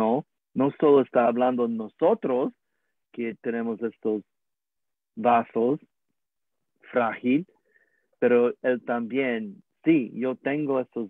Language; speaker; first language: Spanish; non-native, learner; English